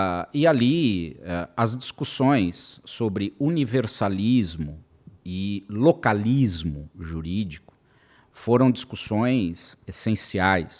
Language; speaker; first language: Portuguese; native; Portuguese